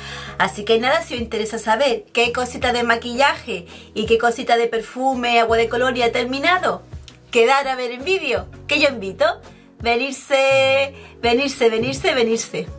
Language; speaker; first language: Spanish; native; Spanish